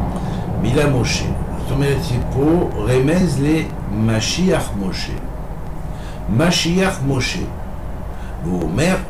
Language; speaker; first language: Hebrew; non-native, fluent; French